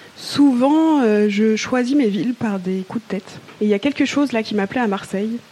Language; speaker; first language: French; native; French